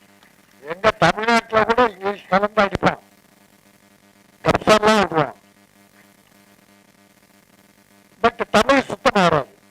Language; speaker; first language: Tamil; native; Tamil